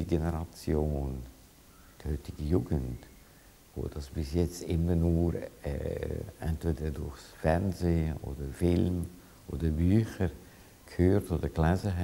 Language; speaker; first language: German; non-native, fluent; Hungarian